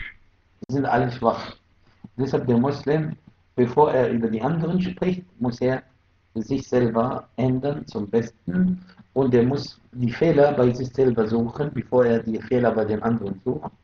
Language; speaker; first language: German; non-native, fluent; Arabic